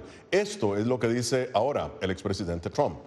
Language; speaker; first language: Spanish; native; Spanish